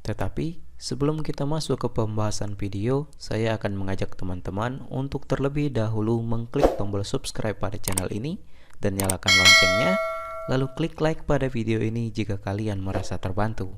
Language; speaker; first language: Indonesian; native; Indonesian